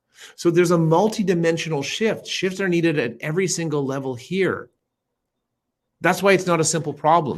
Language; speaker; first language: English; native; English